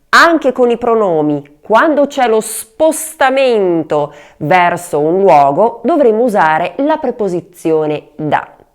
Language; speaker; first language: Italian; native; Italian